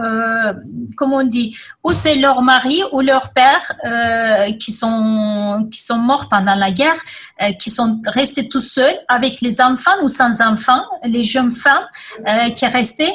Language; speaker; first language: French; non-native, fluent; Kurdish